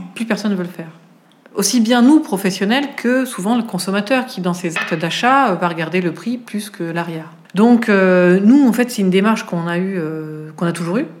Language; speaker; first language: French; native; French